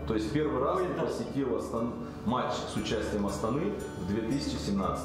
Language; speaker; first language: Russian; native; Russian